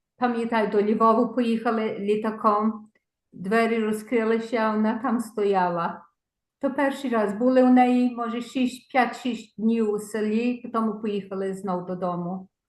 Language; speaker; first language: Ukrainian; early bilingual, heritage; Ukrainian